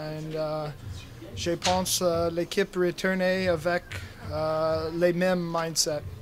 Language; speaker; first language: French; non-native, learner; English